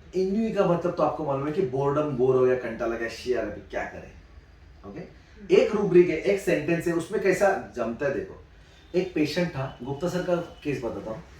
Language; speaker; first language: Hindi; non-native, local second language; Marathi